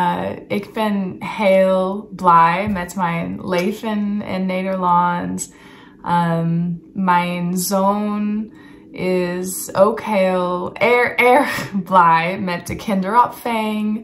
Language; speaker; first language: Dutch; non-native, learner; English